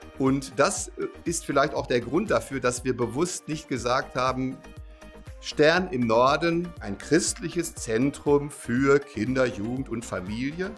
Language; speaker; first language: German; native; German